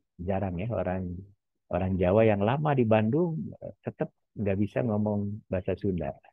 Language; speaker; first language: Indonesian; non-native, local second language; Javanese